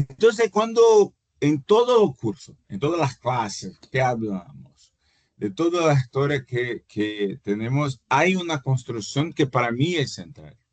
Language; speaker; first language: Spanish; non-native, fluent; Portuguese